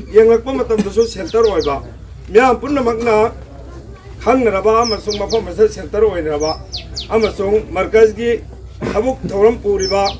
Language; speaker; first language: Manipuri; native; Manipuri